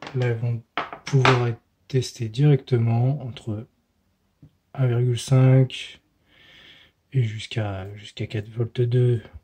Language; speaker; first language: French; native; French